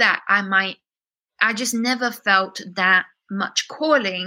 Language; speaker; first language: English; non-native, fluent; Chinese